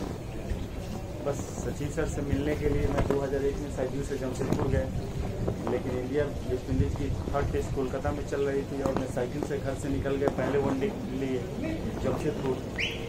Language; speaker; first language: Hindi; native; Hindi